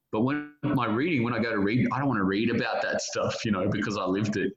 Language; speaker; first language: English; native; English